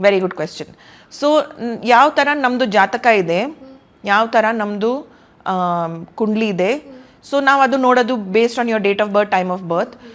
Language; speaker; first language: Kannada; non-native, local second language; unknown